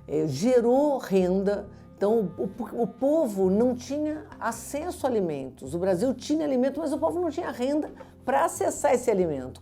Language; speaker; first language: Portuguese; native; Portuguese